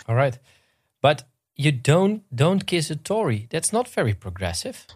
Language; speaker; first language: English; non-native, fluent; Dutch